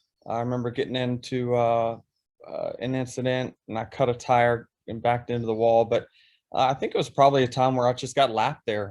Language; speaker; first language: English; native; English